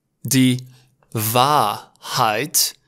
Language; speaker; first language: German; non-native, learner; Romanian